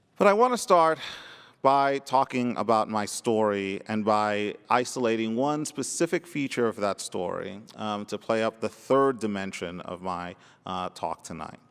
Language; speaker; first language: English; early bilingual, other home language; Spanish